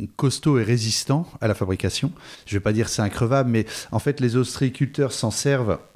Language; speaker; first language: French; native; French